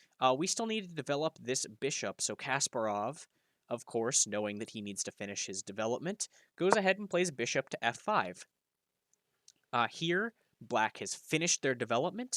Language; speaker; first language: English; native; English